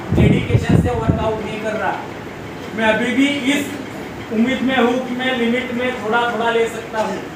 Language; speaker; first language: Hindi; non-native, local second language; Marathi